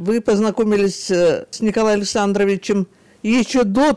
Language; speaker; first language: Russian; native; Russian